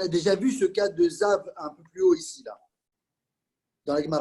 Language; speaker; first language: French; native; French